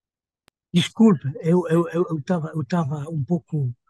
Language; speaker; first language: Portuguese; non-native, fluent; French